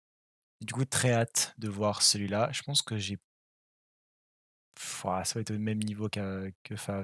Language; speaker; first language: French; native; French